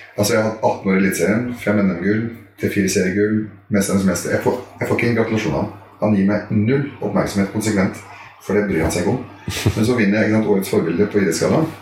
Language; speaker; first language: Norwegian; early bilingual, other home language; Arabic